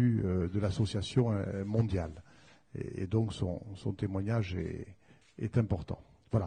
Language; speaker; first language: French; native; French